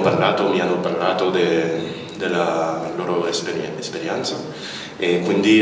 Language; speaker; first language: Italian; non-native, fluent; French